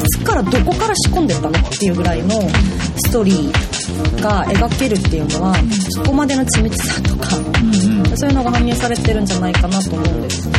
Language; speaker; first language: Japanese; non-native, fluent; Korean